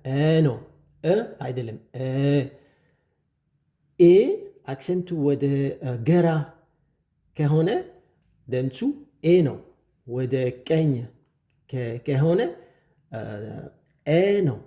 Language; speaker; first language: Amharic; non-native, fluent; French